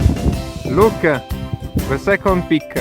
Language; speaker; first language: English; non-native, fluent; Italian